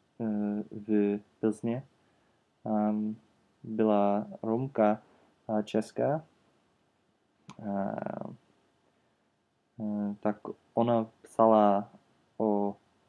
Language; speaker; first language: Czech; non-native, learner; English